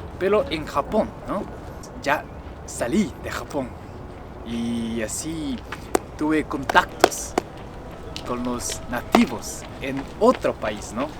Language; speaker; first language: Spanish; non-native, fluent; Japanese